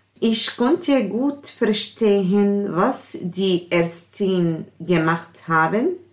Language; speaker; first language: German; non-native, learner; Arabic